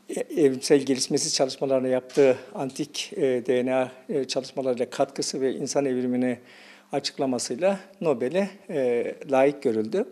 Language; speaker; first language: Turkish; native; Turkish